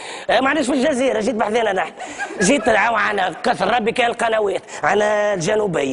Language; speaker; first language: Arabic; native; Arabic